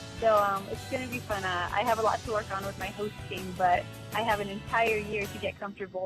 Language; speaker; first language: English; native; English